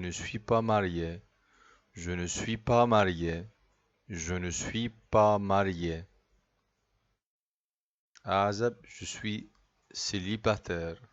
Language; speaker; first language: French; non-native, fluent; Arabic